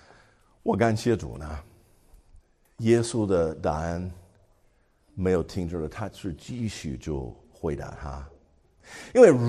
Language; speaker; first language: Chinese; non-native, fluent; English